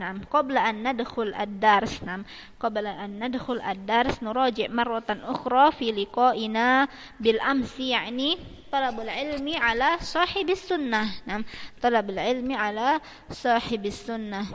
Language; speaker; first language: Arabic; non-native, fluent; Malay